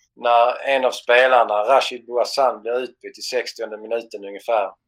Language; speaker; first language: Swedish; native; Swedish